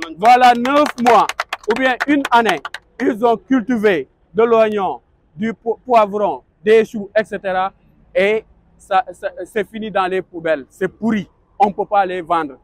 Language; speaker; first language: French; non-native, local second language; Wolof